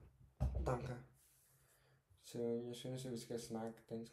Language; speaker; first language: Danish; non-native, learner; Turkish